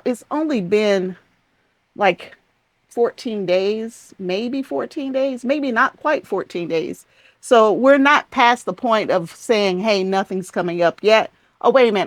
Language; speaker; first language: English; native; English